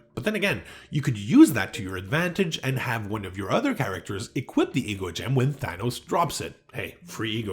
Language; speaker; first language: English; native; English